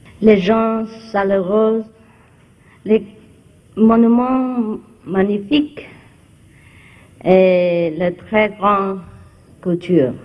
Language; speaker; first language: French; non-native, fluent; Vietnamese